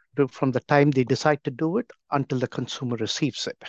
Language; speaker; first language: English; non-native, local second language; Tamil